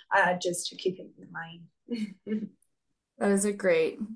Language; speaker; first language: English; non-native, fluent; Spanish